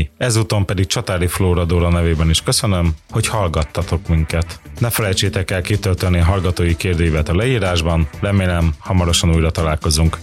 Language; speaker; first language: Hungarian; native; Hungarian